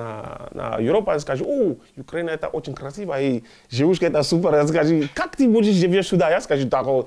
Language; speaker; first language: Russian; non-native, learner; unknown